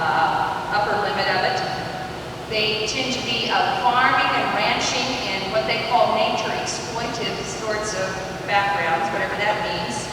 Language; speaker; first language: English; native; English